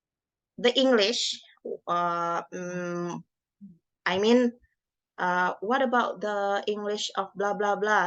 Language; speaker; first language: English; non-native, learner; Indonesian